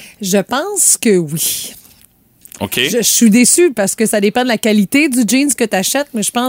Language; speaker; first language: French; native; French